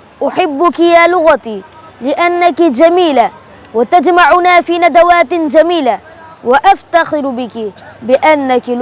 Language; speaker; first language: Arabic; non-native, learner; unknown